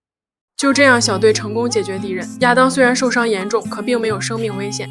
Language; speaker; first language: Chinese; native; Chinese